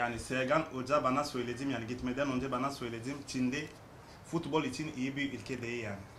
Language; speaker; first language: Turkish; non-native, learner; French